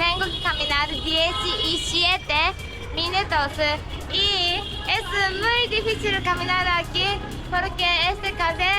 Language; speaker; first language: Spanish; non-native, learner; Japanese